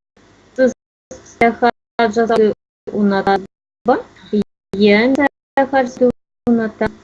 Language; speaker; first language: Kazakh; non-native, learner; Russian